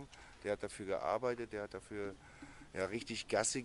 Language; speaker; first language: German; native; German